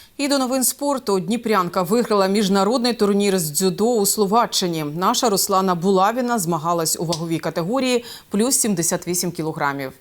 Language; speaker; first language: Ukrainian; native; Ukrainian